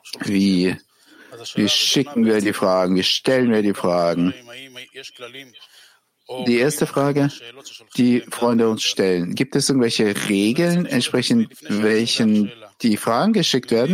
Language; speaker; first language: German; non-native, fluent; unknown